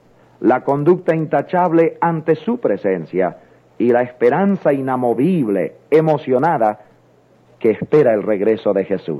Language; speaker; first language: Spanish; native; Spanish